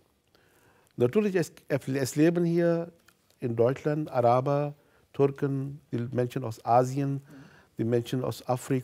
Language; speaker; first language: German; non-native, fluent; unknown